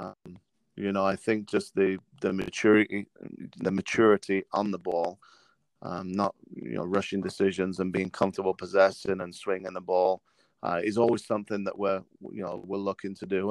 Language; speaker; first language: English; native; English